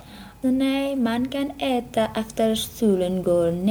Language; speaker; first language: Swedish; non-native, learner; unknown